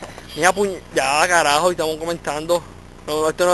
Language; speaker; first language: Spanish; native; Spanish